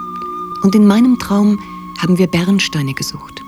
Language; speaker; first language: German; native; German